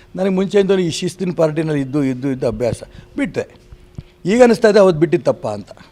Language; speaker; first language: Kannada; native; Kannada